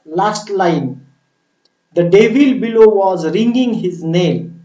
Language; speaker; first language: English; non-native, local second language; Marathi